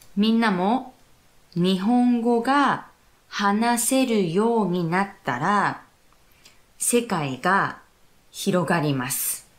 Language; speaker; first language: Japanese; native; Japanese